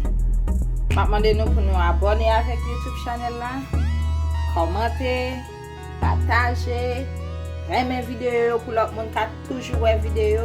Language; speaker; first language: French; non-native, local second language; Haitian Creole